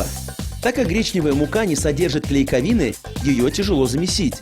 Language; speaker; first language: Russian; native; Russian